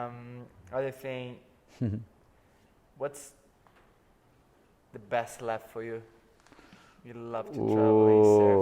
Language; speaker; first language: English; non-native, fluent; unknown